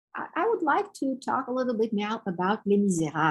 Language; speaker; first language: English; non-native, fluent; Romanian